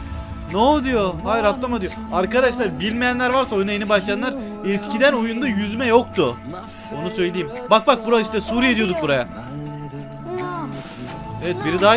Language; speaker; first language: Turkish; native; Turkish